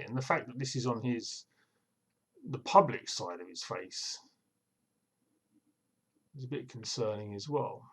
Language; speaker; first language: English; native; English